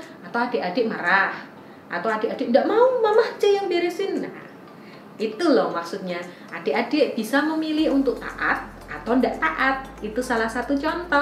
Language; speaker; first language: Indonesian; native; Indonesian